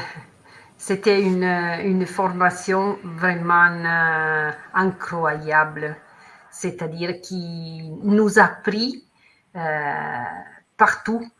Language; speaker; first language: French; non-native, learner; Italian